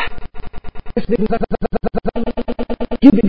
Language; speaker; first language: German; non-native, learner; Arabic